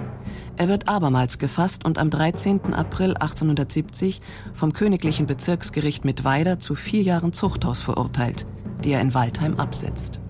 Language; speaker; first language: German; native; German